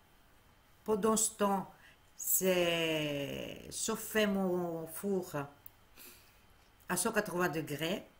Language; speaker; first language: French; non-native, fluent; Greek